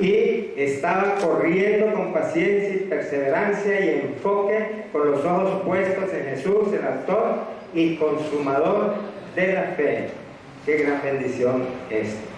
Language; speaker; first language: Spanish; native; Spanish